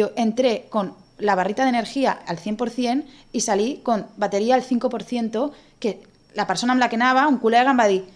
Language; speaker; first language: Spanish; non-native, local second language; Catalan